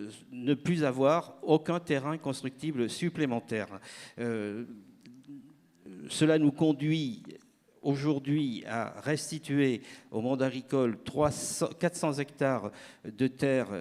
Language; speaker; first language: French; native; French